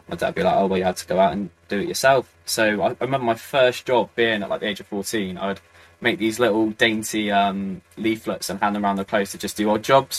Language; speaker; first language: English; native; English